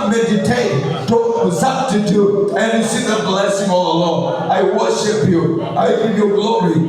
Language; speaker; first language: English; non-native, local second language; Swahili